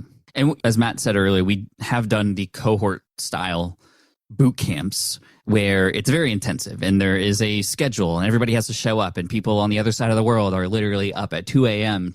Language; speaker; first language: English; native; English